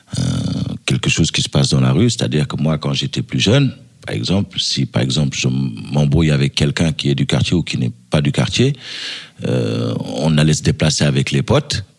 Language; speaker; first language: French; early bilingual, other home language; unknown